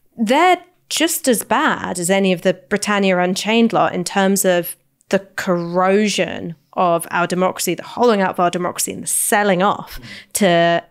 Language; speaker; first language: English; native; English